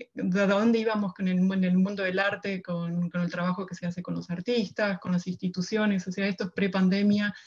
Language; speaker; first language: Spanish; native; Spanish